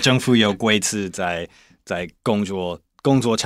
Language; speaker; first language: Chinese; non-native, learner; English